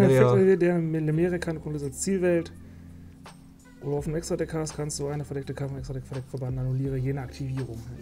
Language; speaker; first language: German; native; German